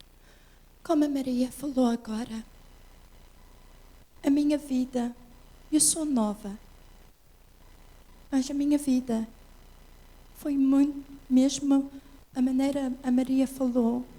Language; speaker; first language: Portuguese; early bilingual, heritage; English